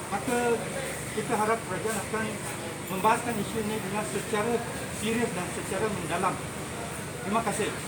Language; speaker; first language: Malay; native; Malay